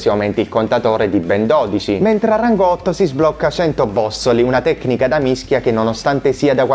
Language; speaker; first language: Italian; native; Italian